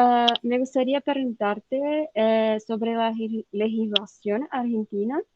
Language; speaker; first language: Spanish; non-native, learner; Portuguese